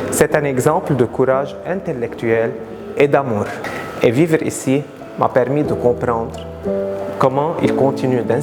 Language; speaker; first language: French; non-native, local second language; Arabic